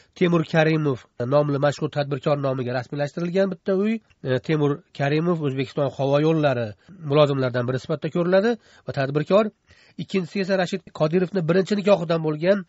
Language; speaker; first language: Uzbek; native; Uzbek